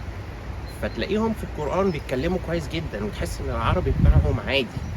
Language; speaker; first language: Arabic; native; Arabic